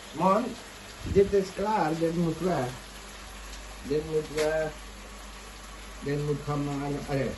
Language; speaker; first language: Dutch; non-native, local second language; Caribbean Hindustani